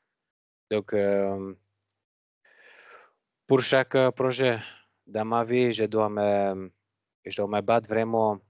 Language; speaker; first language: French; non-native, learner; Macedonian